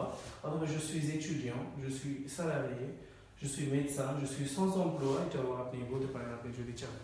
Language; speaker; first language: French; non-native, fluent; Bangla